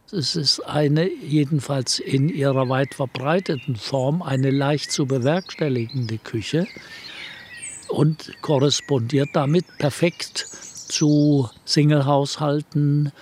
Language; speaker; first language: German; native; German